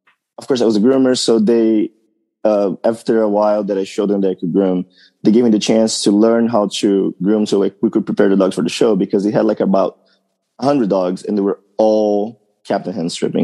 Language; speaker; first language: English; non-native, fluent; Portuguese